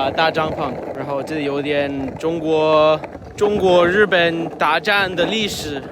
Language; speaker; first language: Chinese; non-native, learner; English